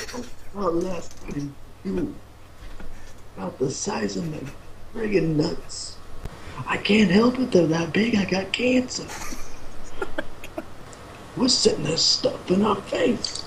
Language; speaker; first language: English; native; English